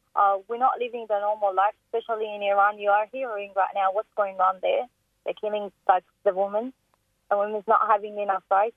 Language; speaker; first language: English; non-native, fluent; Persian